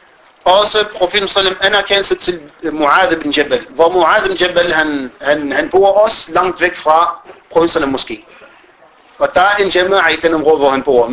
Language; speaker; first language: Danish; early bilingual, other home language; Arabic